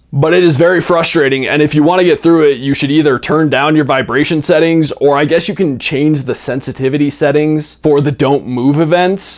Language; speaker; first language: English; native; English